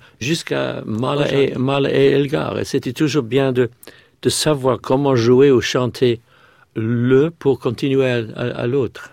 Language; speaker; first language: French; non-native, fluent; English